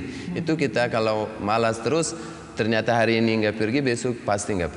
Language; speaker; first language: Indonesian; non-native, learner; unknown